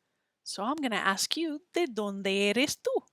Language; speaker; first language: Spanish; non-native, fluent; English